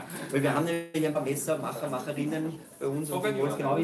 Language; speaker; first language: German; native; German